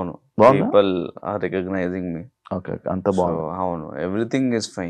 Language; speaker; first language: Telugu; non-native, local second language; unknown